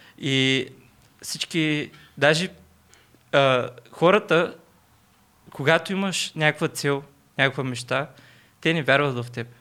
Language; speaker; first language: Bulgarian; non-native, local second language; Turkish